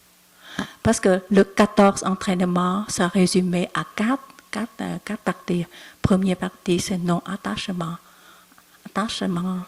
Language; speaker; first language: French; non-native, learner; Vietnamese